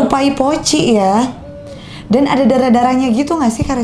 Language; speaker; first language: Indonesian; native; Indonesian